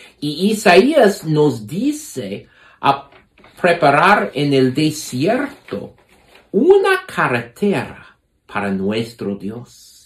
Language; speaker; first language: Spanish; non-native, fluent; English